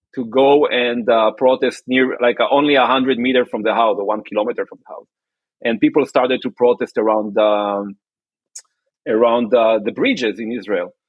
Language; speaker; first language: English; non-native, fluent; Hebrew